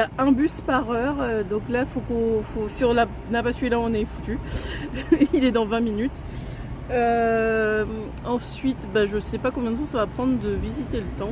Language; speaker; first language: French; native; French